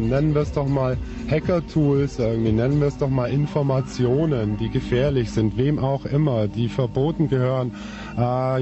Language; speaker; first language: German; native; German